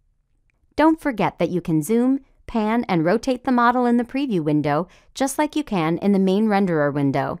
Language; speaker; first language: English; native; English